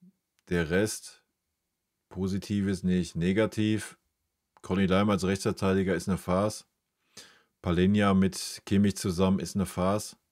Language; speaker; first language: German; native; German